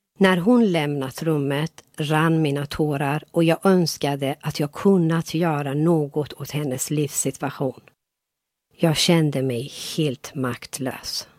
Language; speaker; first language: Swedish; non-native, fluent; Persian